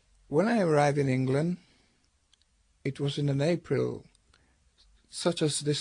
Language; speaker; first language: English; native; English